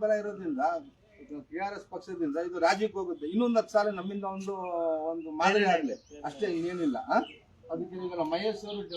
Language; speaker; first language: Kannada; native; Kannada